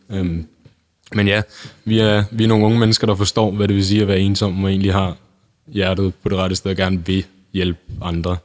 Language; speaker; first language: Danish; native; Danish